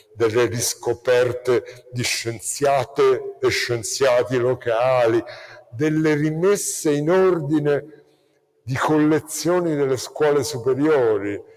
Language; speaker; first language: Italian; native; Italian